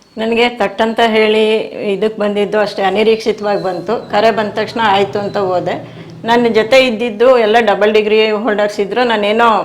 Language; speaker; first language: Kannada; native; Kannada